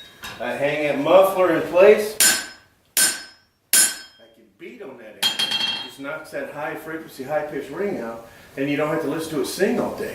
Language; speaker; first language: English; native; English